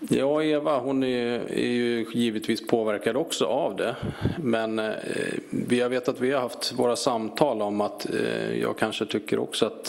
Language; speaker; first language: Swedish; native; Swedish